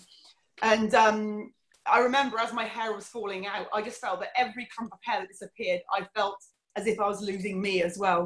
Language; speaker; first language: English; native; English